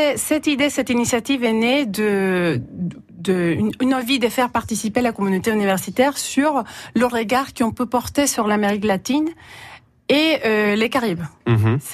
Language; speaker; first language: French; non-native, fluent; Spanish